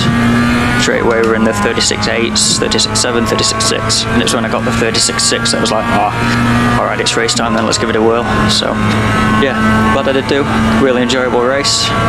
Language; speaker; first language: English; native; English